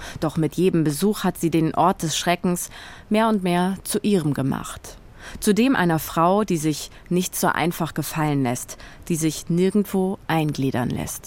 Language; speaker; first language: German; native; German